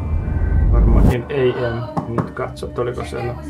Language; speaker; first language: Finnish; native; Finnish